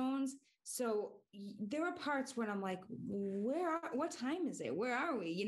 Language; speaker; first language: English; native; English